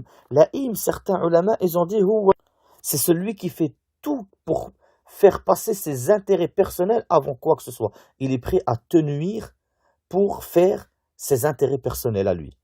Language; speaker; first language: French; native; French